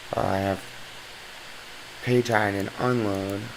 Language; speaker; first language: English; native; English